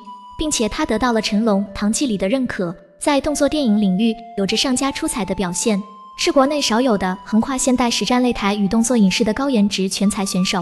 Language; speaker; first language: Chinese; native; Chinese